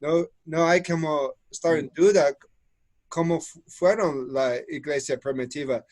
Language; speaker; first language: Spanish; non-native, fluent; English